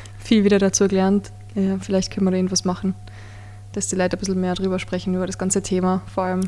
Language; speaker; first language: German; native; German